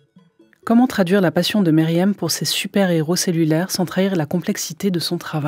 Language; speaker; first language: French; native; French